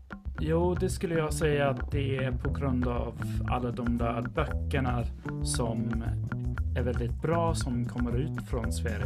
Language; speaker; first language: Swedish; non-native, fluent; English